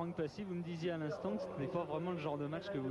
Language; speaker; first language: French; native; French